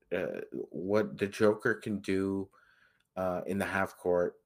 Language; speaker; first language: English; native; English